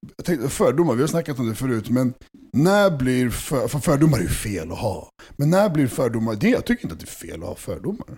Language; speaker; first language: Swedish; early bilingual, other home language; Serbian